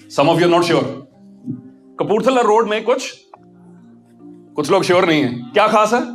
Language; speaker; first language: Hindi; non-native, local second language; Punjabi